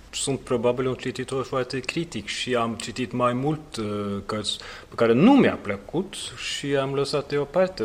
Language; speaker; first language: Romanian; non-native, fluent; Norwegian